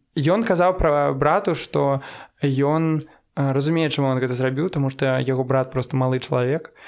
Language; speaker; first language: Belarusian; non-native, local second language; Russian